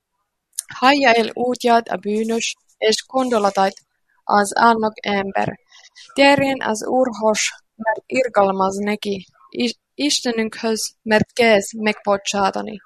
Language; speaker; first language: Hungarian; non-native, learner; Finnish